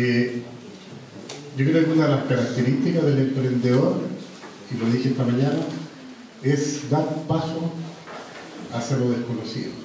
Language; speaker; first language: Spanish; native; Spanish